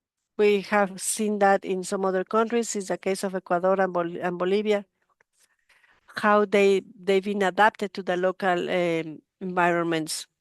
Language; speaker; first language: English; non-native, fluent; Spanish